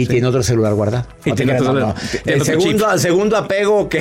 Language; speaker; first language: Spanish; native; Spanish